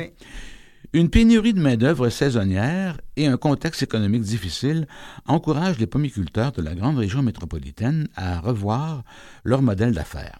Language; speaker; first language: French; native; French